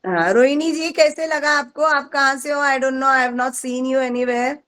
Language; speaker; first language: Hindi; non-native, local second language; Marathi